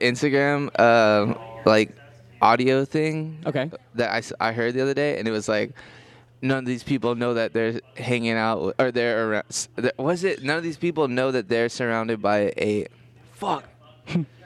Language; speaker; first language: English; native; English